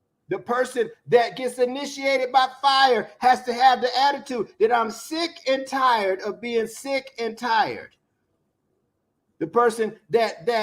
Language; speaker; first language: English; native; English